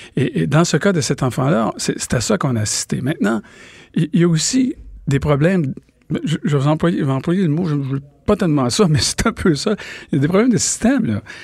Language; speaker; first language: French; native; French